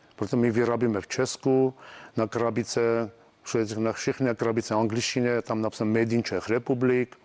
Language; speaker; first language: Czech; non-native, fluent; Armenian